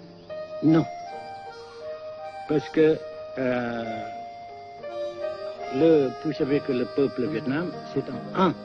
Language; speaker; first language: French; non-native, local second language; Vietnamese